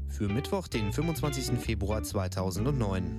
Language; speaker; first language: German; native; German